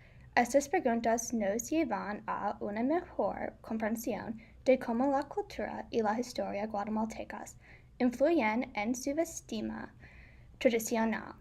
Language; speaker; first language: Spanish; non-native, learner; English